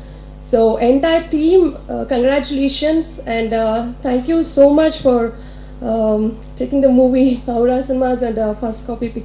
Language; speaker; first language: Tamil; non-native, local second language; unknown